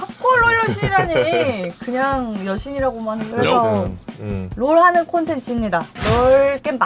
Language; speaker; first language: Korean; native; Korean